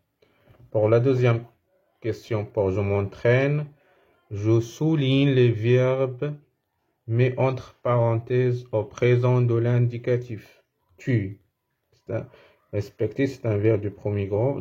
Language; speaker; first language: French; non-native, fluent; Arabic